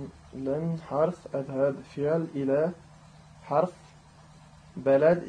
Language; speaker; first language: Arabic; non-native, learner; French